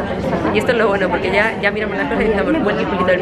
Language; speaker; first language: Spanish; native; Spanish